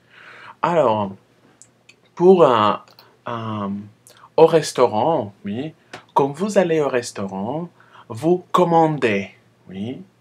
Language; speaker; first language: French; non-native, fluent; Spanish